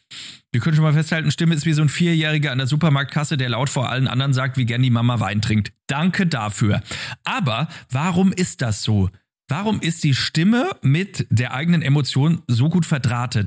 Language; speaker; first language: German; native; German